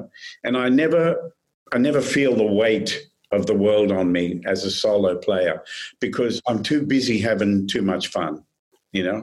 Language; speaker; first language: English; native; English